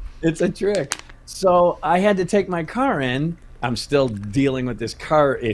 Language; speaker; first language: English; native; English